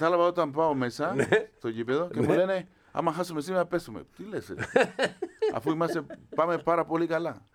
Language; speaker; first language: Greek; non-native, learner; Spanish